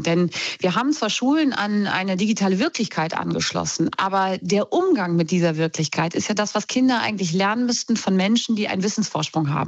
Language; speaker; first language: German; native; German